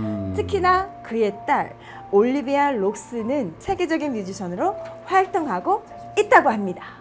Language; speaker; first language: Korean; native; Korean